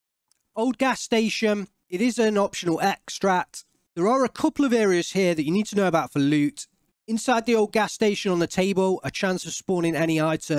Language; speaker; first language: English; native; English